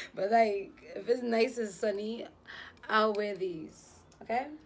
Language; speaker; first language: English; native; English